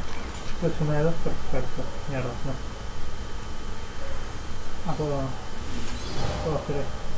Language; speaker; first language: Spanish; native; Spanish